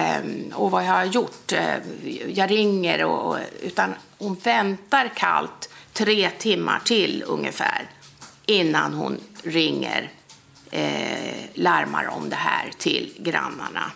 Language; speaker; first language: Swedish; native; Swedish